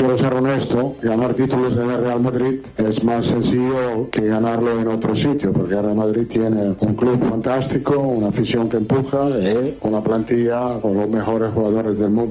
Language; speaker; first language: Spanish; non-native, fluent; Italian